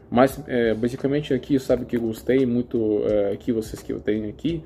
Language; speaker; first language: Portuguese; non-native, learner; Russian